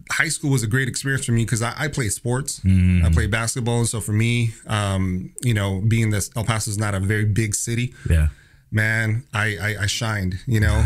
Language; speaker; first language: English; native; English